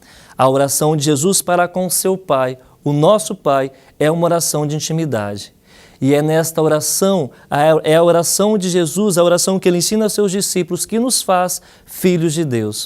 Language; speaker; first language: Portuguese; native; Portuguese